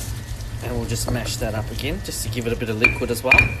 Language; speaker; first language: English; native; English